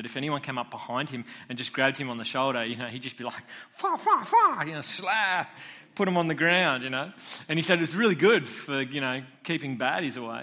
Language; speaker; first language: English; native; English